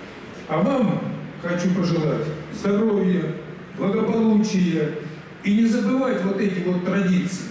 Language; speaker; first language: Russian; native; Russian